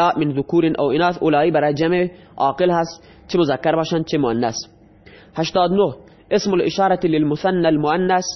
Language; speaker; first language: Persian; non-native, local second language; Baluchi